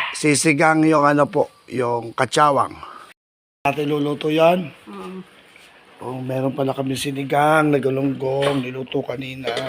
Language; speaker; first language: Filipino; native; Filipino